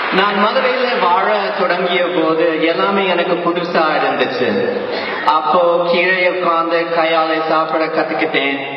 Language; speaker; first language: Tamil; non-native, fluent; English